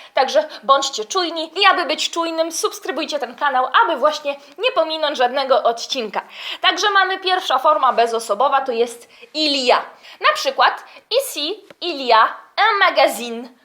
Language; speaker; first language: Polish; early bilingual, heritage; Polish